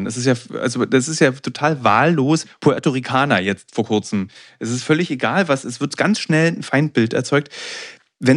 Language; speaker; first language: German; native; German